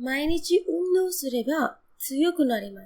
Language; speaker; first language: Japanese; non-native, fluent; Hindi